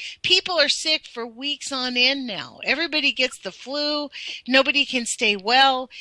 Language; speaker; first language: English; native; English